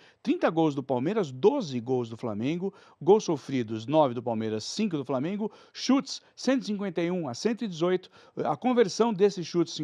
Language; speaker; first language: Portuguese; native; Portuguese